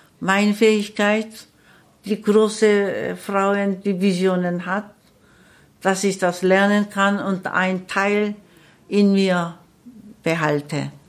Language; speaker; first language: German; non-native, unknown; Korean